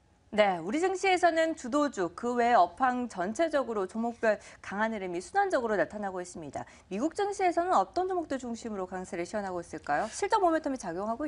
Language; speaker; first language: Korean; native; Korean